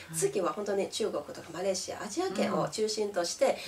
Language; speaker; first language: Japanese; non-native, fluent; Chinese